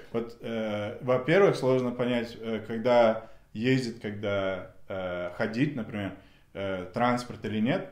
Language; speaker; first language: Russian; non-native, fluent; English